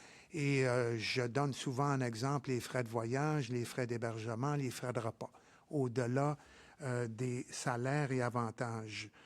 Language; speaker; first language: French; native; French